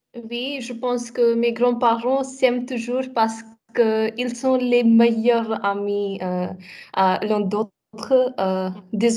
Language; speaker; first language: French; non-native, learner; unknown